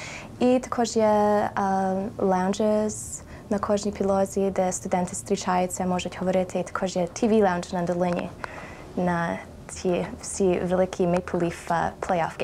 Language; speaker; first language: Ukrainian; early bilingual, heritage; Ukrainian